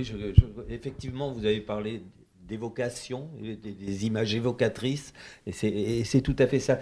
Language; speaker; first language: French; native; French